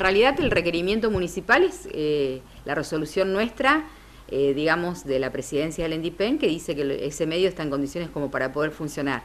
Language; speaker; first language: Spanish; native; Spanish